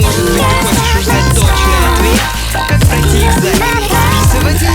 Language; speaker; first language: Russian; native; Russian